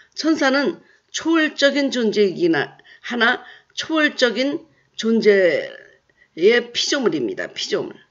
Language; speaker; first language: Korean; native; Korean